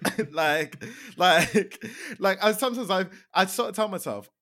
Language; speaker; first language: English; native; English